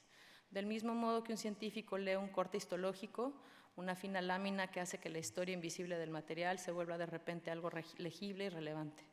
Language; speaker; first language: Spanish; native; Spanish